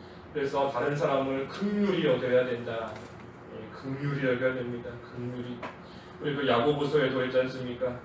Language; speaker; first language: Korean; native; Korean